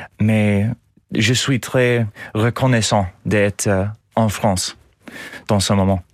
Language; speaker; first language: French; non-native, learner; English